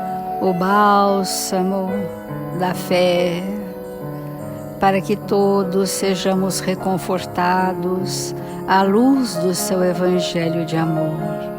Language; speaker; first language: Portuguese; native; Portuguese